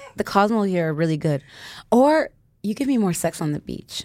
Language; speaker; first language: English; non-native, fluent; French